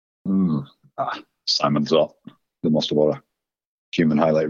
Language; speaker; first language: Swedish; non-native, fluent; English